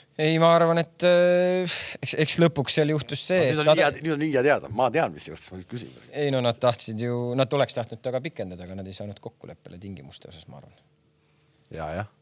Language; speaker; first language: Estonian; native; Estonian